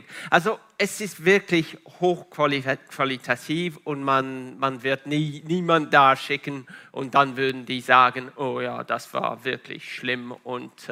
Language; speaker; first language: German; non-native, fluent; Italian